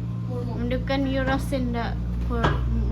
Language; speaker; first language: Swedish; non-native, learner; Cebuano